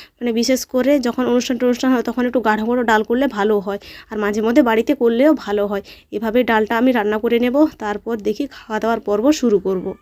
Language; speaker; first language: Bangla; native; Bangla